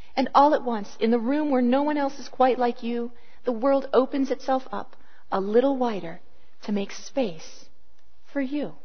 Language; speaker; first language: English; native; English